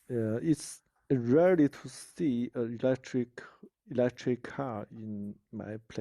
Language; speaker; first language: English; non-native, learner; Chinese